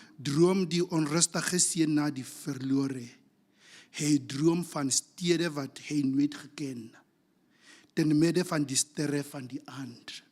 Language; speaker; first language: Afrikaans; non-native, local second language; Southern Sotho